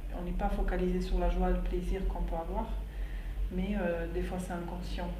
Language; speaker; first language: French; non-native, fluent; Slovak